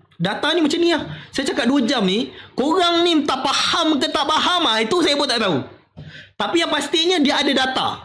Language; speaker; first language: Malay; native; Malay